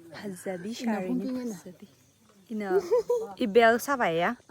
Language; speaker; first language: Manipuri; non-native, local second language; Tangkhul Naga (India)